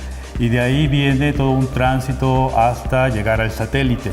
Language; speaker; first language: Spanish; native; Spanish